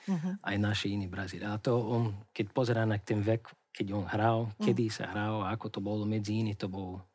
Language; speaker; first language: Slovak; non-native, learner; Portuguese